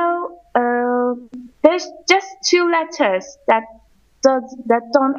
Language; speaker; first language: English; non-native, learner; Turkish